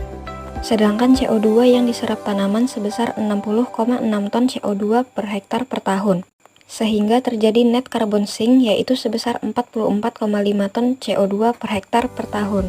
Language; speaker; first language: Indonesian; native; Indonesian